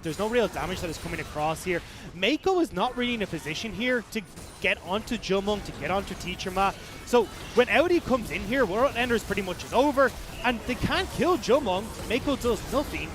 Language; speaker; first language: English; native; English